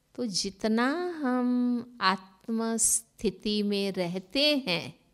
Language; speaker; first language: Hindi; non-native, local second language; Gujarati